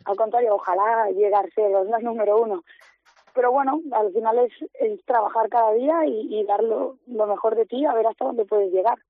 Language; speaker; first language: Spanish; non-native, local second language; Catalan